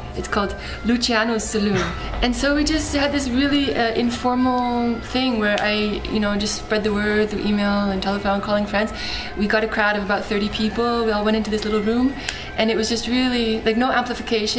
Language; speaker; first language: English; native; English